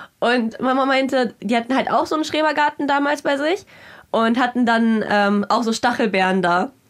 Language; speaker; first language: German; early bilingual, other home language; Russian